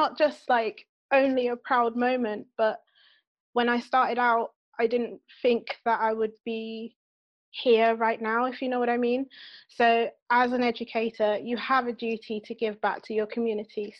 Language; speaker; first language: English; native; English